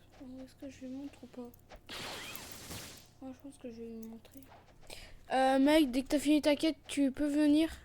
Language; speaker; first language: French; native; French